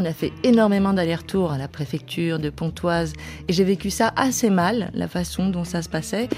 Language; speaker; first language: French; early bilingual, other home language; Spanish